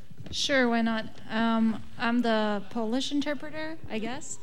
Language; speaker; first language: English; non-native, fluent; Polish